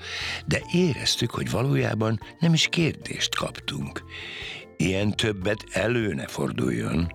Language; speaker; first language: Hungarian; native; Hungarian